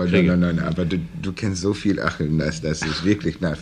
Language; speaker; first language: German; non-native, learner; English